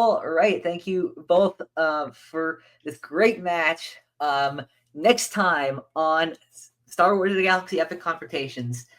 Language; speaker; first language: English; native; English